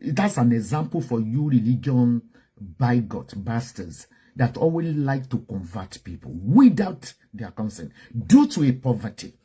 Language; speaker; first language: English; non-native, local second language; Yoruba